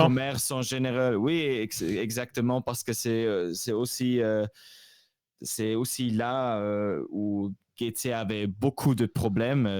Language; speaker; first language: French; non-native, local second language; Swiss German